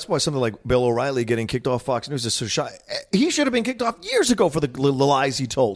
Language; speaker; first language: English; native; English